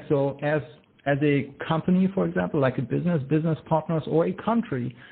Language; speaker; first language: English; non-native, fluent; German